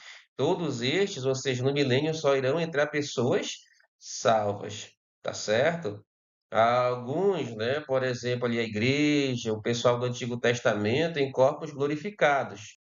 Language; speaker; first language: Portuguese; native; Portuguese